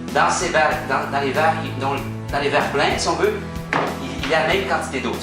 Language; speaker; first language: French; native; French